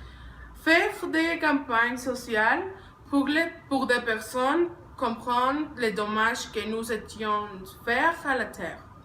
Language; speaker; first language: French; non-native, learner; Spanish